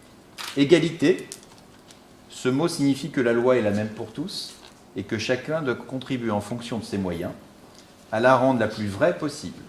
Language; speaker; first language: French; native; French